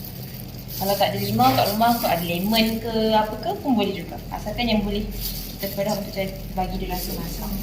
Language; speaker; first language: Malay; native; Malay